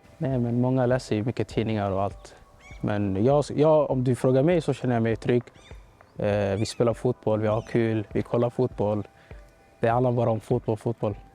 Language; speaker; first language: Swedish; native; Swedish